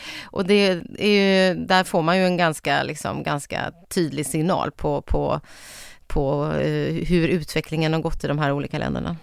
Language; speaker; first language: Swedish; native; Swedish